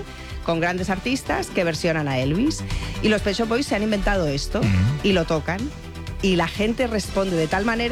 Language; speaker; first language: Spanish; native; Spanish